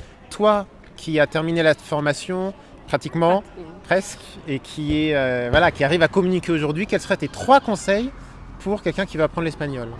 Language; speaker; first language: French; native; French